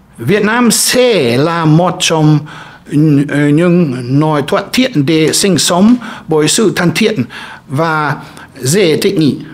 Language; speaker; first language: Vietnamese; non-native, fluent; German